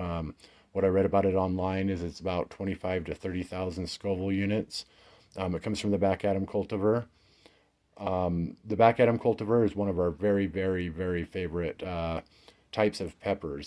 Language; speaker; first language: English; native; English